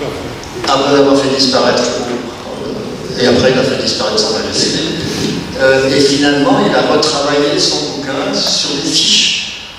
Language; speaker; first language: French; native; French